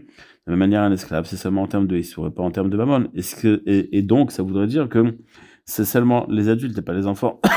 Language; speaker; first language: French; native; French